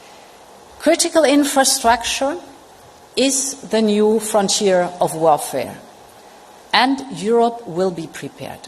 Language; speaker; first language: English; non-native, fluent; German